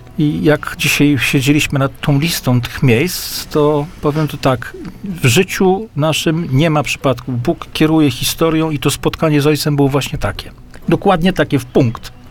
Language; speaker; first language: Polish; native; Polish